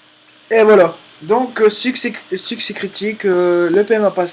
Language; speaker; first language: French; native; French